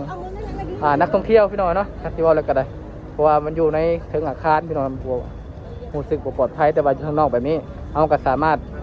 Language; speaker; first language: Thai; non-native, local second language; Lao